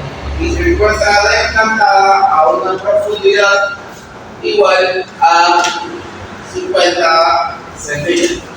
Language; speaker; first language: Spanish; native; Spanish